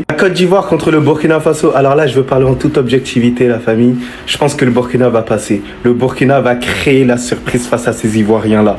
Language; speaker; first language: French; early bilingual, other home language; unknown